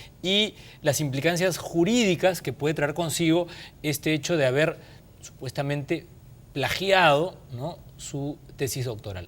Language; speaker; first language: Spanish; native; Spanish